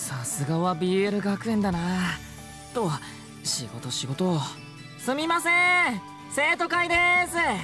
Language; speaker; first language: Japanese; native; Japanese